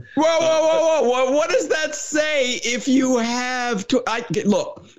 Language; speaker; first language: English; native; English